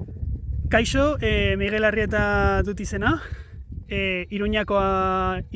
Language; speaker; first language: Basque; non-native, local second language; Spanish